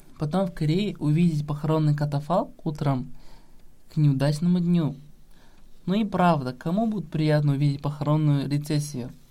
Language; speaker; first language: Russian; non-native, local second language; Kazakh